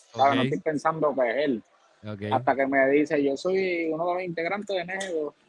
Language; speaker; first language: Spanish; native; Spanish